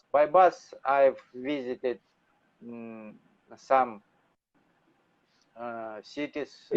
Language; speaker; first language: English; non-native, learner; Russian